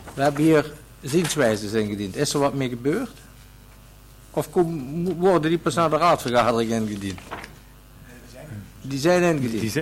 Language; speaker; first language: Dutch; native; Dutch